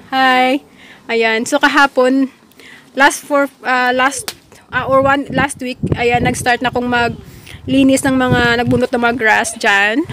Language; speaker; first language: Filipino; non-native, local second language; Hiligaynon